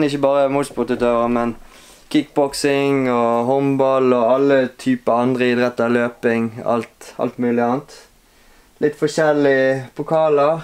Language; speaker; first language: Norwegian; native; Norwegian